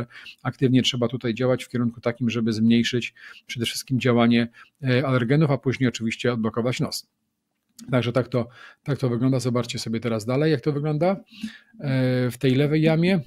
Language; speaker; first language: Polish; native; Polish